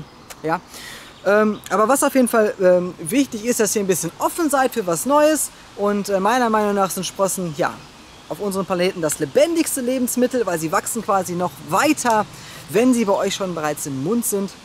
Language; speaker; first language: German; native; German